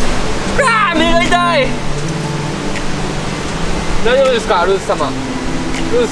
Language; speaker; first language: Japanese; native; Japanese